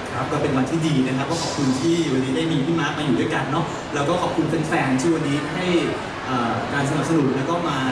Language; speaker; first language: Thai; native; Thai